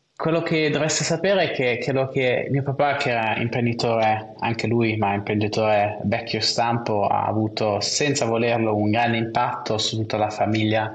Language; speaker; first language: Italian; non-native, local second language; German